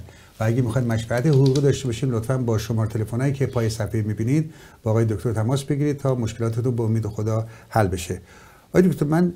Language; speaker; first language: Persian; native; Persian